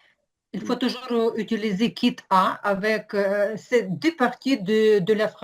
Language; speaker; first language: French; non-native, fluent; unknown